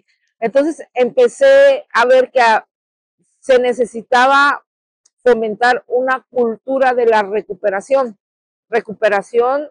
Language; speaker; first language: Spanish; native; Spanish